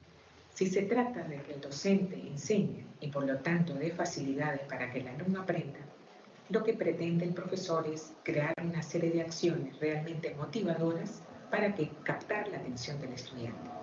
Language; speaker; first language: Spanish; native; Spanish